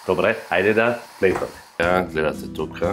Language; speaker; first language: Bulgarian; non-native, learner; German